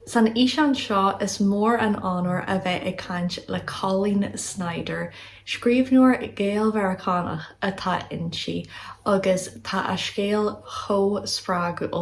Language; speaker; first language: Irish; non-native, local second language; English